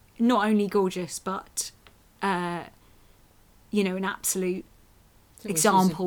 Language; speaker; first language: English; native; English